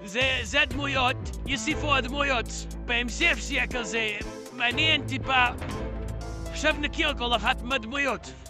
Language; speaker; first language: Hebrew; native; Hebrew